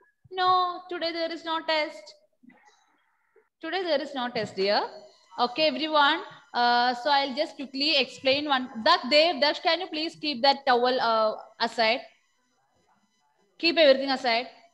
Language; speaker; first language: English; non-native, local second language; Malayalam